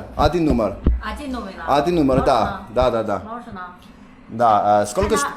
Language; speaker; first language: Russian; non-native, learner; English